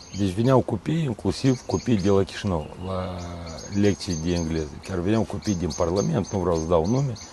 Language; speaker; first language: Romanian; non-native, local second language; Russian